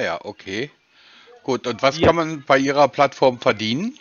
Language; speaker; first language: German; native; German